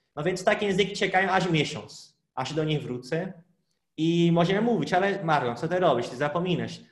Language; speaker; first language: Polish; non-native, fluent; Portuguese